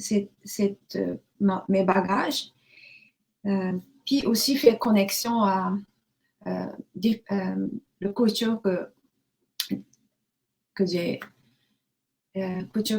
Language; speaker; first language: French; non-native, learner; Japanese